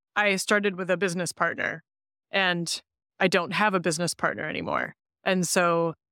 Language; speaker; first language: English; native; English